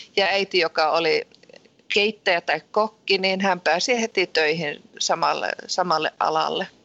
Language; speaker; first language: Finnish; early bilingual, heritage; Finnish